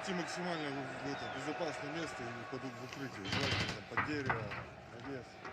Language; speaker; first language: Russian; native; Russian